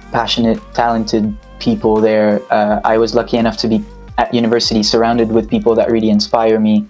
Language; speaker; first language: English; non-native, fluent; French